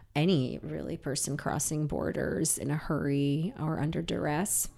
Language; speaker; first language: English; early bilingual, other home language; Russian